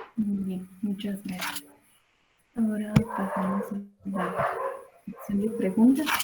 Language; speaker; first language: Spanish; native; Spanish